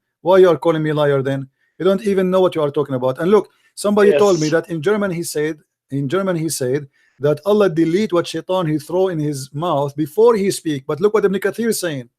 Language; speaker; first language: English; non-native, fluent; Arabic